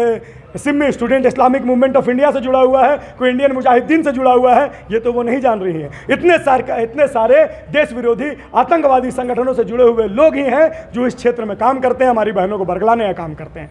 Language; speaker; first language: Hindi; native; Hindi